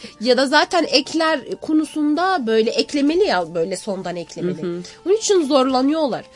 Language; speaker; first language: Turkish; native; Turkish